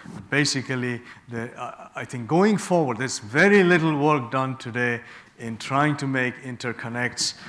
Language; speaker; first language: English; non-native, local second language; Bangla